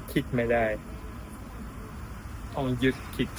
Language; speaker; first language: Thai; non-native, learner; Japanese